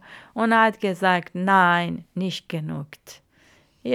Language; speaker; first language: German; non-native, learner; Arabic